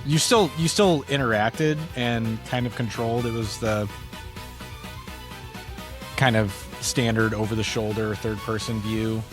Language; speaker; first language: English; native; English